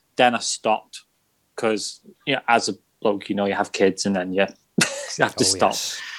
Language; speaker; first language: English; native; English